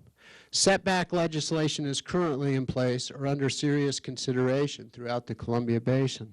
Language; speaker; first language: English; native; English